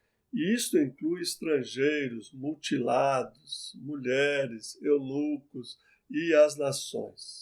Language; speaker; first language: Portuguese; native; Portuguese